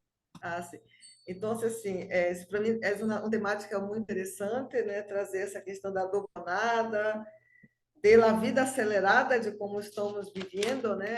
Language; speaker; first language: Portuguese; non-native, fluent; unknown